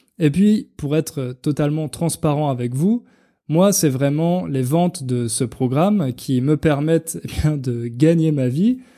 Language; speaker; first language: French; native; French